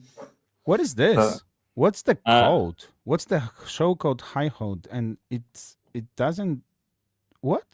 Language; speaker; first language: English; non-native, fluent; Polish